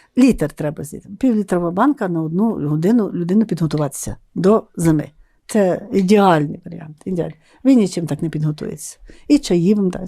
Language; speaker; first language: Ukrainian; native; Ukrainian